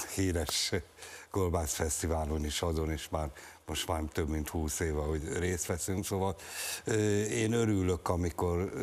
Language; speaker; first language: Hungarian; native; Hungarian